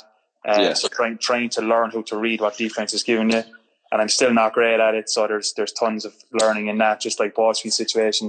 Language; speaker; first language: English; native; English